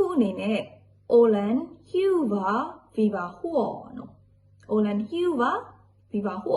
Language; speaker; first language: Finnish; non-native, learner; Burmese